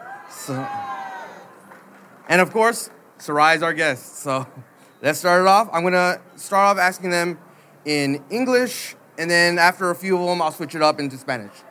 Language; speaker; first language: English; early bilingual, other home language; Spanish